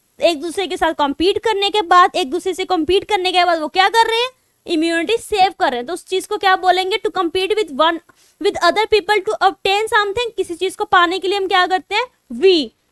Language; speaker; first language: Hindi; non-native, local second language; Punjabi